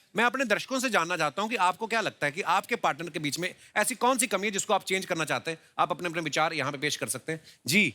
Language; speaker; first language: Hindi; non-native, local second language; Punjabi